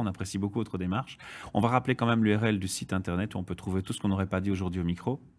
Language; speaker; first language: French; native; French